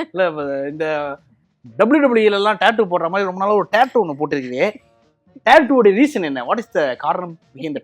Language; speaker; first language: Tamil; native; Tamil